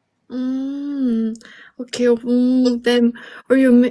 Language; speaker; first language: English; non-native, learner; Korean